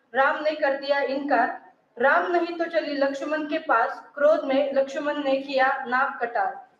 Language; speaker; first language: Hindi; non-native, local second language; Marathi